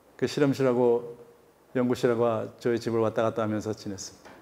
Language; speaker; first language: Korean; native; Korean